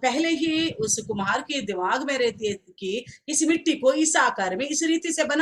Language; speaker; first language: Hindi; non-native, local second language; Telugu